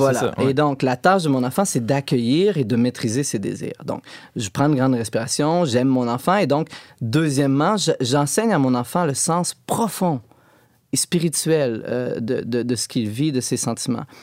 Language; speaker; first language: French; native; French